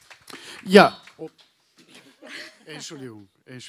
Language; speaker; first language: German; non-native, learner; Turkish